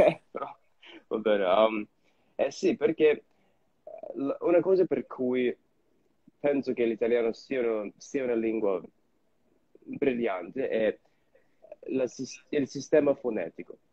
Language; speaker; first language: Italian; non-native, fluent; English